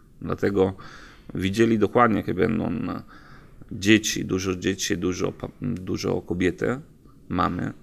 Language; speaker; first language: Polish; non-native, learner; Italian